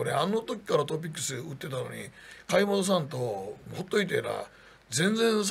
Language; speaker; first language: Japanese; native; Japanese